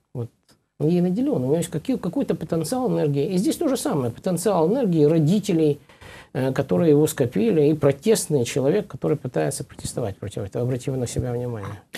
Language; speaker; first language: Russian; native; Russian